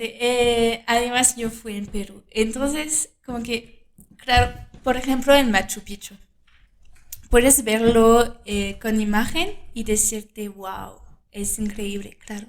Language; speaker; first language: Spanish; non-native, fluent; French